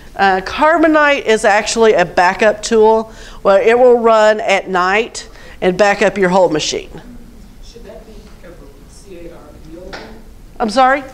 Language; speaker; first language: English; native; English